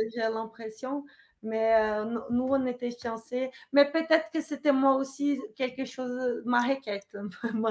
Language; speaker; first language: French; non-native, fluent; Portuguese